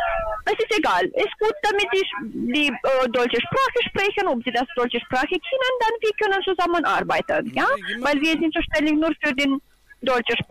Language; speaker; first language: German; non-native, learner; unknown